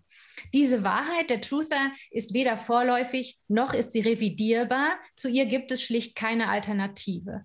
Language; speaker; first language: German; native; German